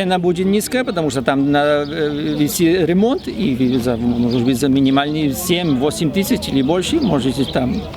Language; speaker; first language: Russian; non-native, fluent; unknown